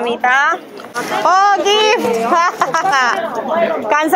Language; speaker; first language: Korean; non-native, learner; Spanish